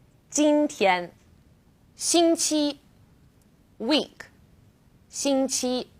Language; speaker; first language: Chinese; non-native, fluent; English